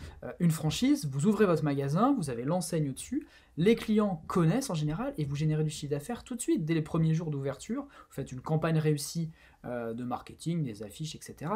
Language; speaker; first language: French; native; French